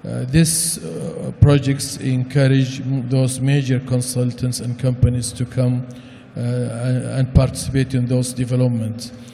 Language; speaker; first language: English; non-native, fluent; Arabic